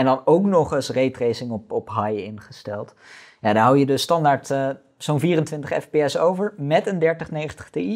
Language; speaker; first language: Dutch; native; Dutch